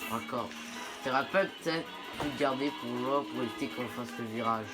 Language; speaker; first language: French; native; French